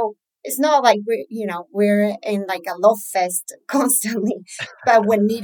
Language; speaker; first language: English; non-native, fluent; Spanish